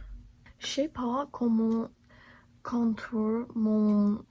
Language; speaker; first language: French; non-native, learner; English